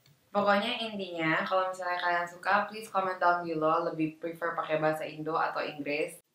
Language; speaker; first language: Indonesian; early bilingual, heritage; Indonesian